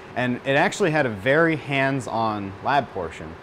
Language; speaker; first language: English; native; English